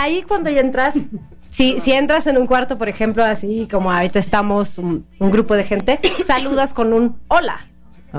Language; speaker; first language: Spanish; non-native, fluent; Swedish